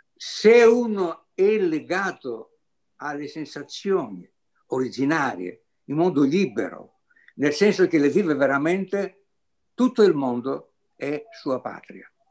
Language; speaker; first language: Italian; non-native, fluent; Greek